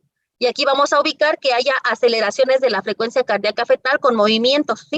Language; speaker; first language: Spanish; native; Spanish